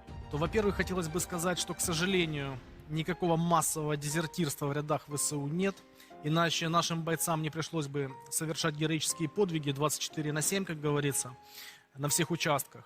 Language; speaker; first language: Russian; native; Russian